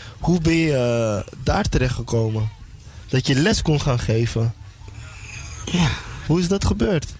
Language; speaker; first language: Dutch; native; Dutch